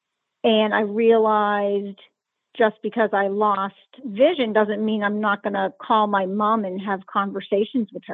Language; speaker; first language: English; native; English